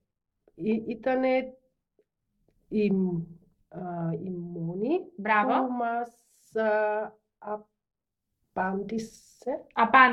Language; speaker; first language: Greek; non-native, learner; German